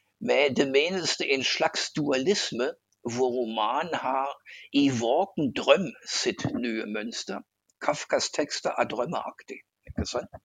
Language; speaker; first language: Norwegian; non-native, fluent; German